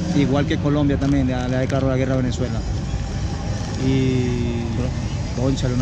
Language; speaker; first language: Spanish; native; Spanish